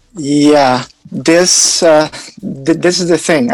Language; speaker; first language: English; non-native, fluent; Portuguese